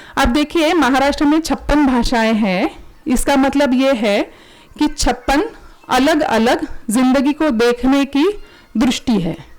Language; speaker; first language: Hindi; non-native, local second language; Marathi